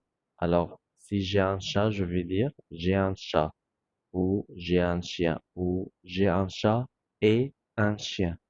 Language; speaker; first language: French; non-native, fluent; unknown